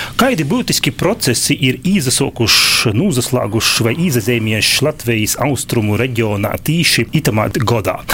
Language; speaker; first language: Latvian; native; Latvian